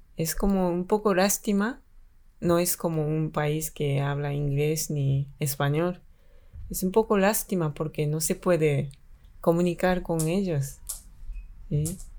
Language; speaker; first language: Spanish; non-native, fluent; Japanese